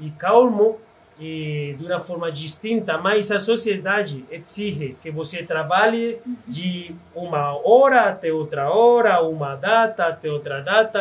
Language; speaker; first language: Portuguese; non-native, fluent; Spanish